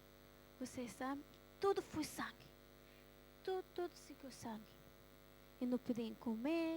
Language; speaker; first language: Portuguese; early bilingual, heritage; Portuguese